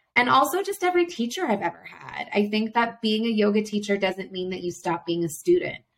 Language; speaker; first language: English; native; English